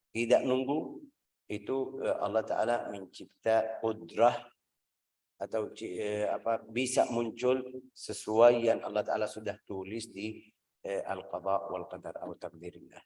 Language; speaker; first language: Indonesian; non-native, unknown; Arabic